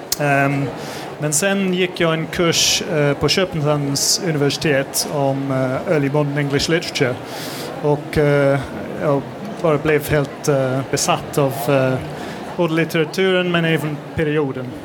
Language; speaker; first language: Swedish; non-native, fluent; English